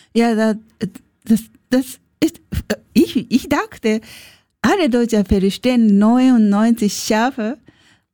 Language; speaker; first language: German; non-native, learner; Japanese